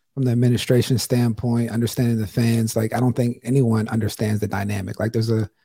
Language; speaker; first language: English; native; English